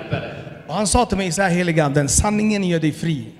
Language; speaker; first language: Swedish; early bilingual, other home language; Amharic